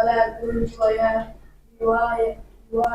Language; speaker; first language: Arabic; non-native, learner; Indonesian